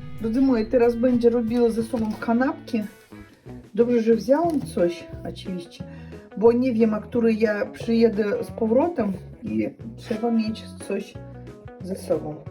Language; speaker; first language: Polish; non-native, learner; Russian